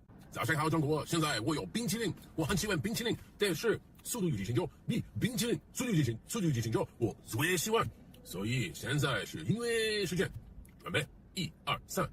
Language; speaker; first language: Chinese; non-native, learner; English